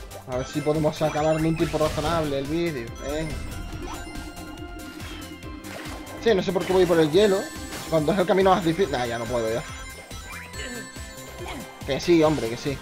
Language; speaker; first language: Spanish; native; Spanish